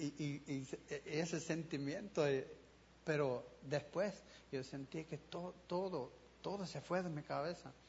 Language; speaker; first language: Spanish; non-native, learner; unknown